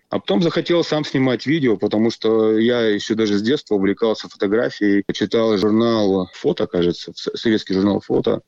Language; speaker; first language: Russian; native; Russian